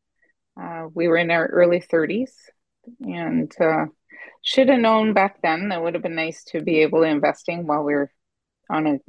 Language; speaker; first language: English; native; English